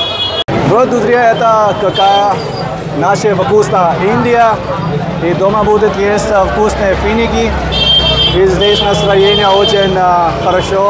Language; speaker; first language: Russian; non-native, learner; Hindi